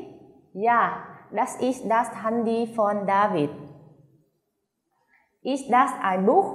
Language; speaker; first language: German; non-native, fluent; Vietnamese